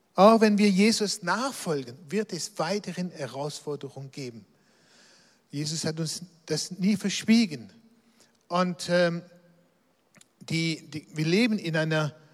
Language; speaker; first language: German; non-native, local second language; Swiss German